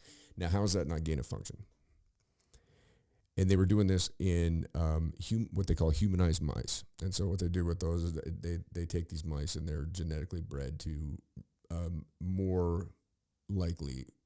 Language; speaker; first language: English; native; English